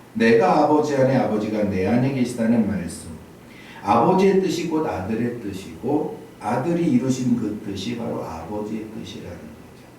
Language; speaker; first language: Korean; native; Korean